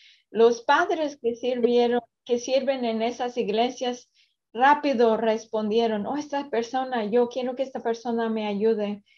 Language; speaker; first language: Spanish; early bilingual, other home language; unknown